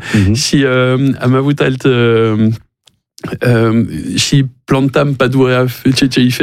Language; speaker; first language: Romanian; non-native, learner; French